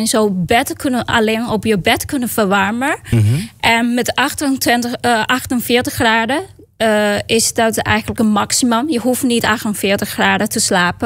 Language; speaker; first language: Dutch; non-native, learner; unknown